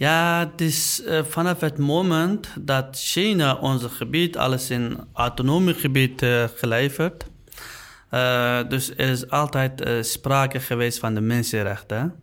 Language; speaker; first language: Dutch; non-native, learner; Uyghur